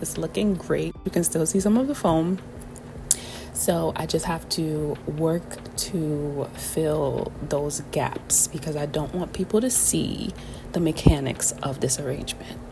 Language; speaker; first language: English; native; English